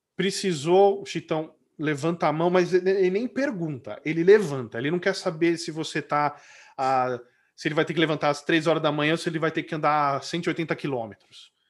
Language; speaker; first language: Portuguese; native; Portuguese